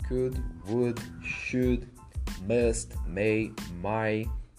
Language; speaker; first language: English; non-native, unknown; Portuguese